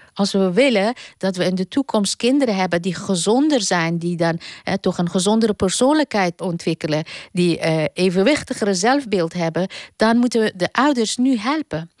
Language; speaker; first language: Dutch; non-native, fluent; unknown